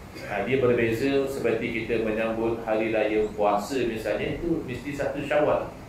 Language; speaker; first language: Malay; native; Malay